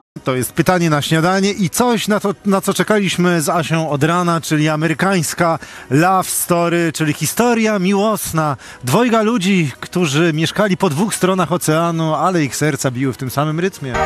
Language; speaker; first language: Polish; native; Polish